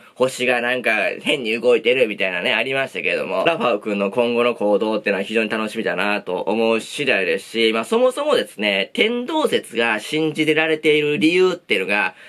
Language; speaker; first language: Japanese; native; Japanese